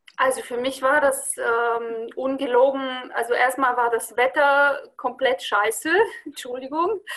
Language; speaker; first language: German; non-native, fluent; Bulgarian